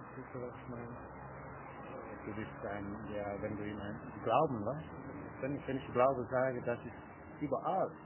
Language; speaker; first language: German; non-native, learner; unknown